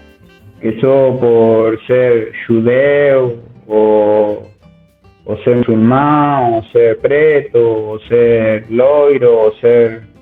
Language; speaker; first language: Portuguese; non-native, learner; Spanish